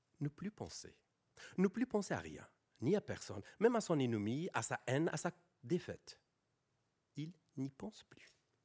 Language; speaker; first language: French; non-native, fluent; Persian